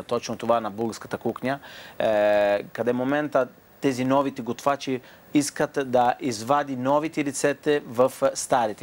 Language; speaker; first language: Bulgarian; non-native, fluent; Italian